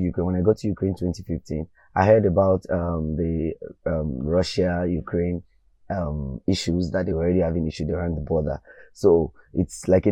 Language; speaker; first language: English; non-native, local second language; Yoruba